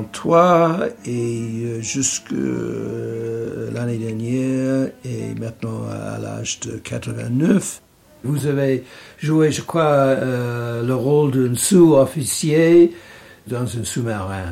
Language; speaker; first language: French; non-native, learner; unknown